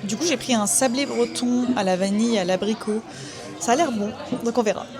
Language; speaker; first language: French; native; French